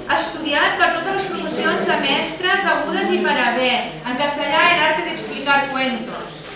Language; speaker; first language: Catalan; native; Catalan